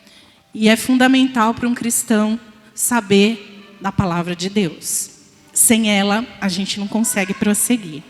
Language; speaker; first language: Portuguese; native; Portuguese